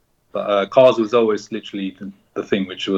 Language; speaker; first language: English; native; English